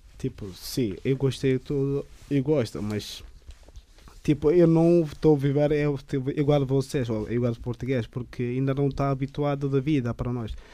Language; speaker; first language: Portuguese; non-native, learner; Tigrinya